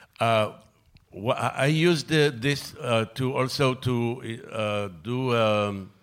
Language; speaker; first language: English; non-native, fluent; Hebrew